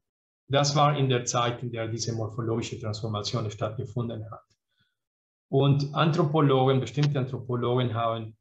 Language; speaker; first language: German; non-native, fluent; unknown